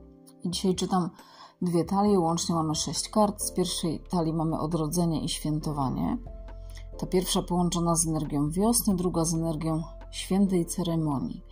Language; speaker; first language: Polish; native; Polish